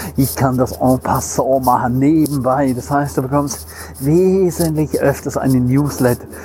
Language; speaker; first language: German; non-native, local second language; Romansh